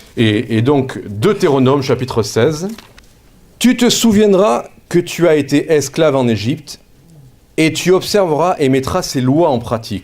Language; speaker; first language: French; native; French